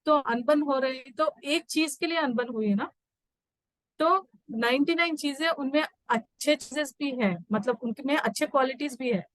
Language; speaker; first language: Hindi; native; Hindi